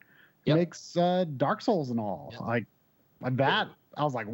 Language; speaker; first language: English; native; English